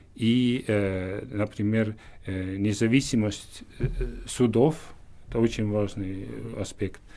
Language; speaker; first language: Russian; non-native, fluent; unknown